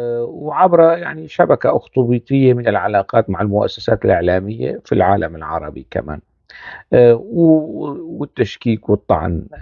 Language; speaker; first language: Arabic; non-native, local second language; Kurdish